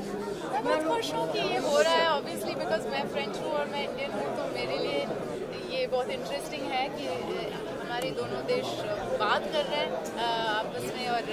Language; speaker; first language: Hindi; non-native, local second language; French